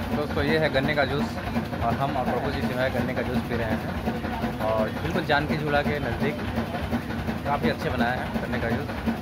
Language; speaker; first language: Hindi; native; Hindi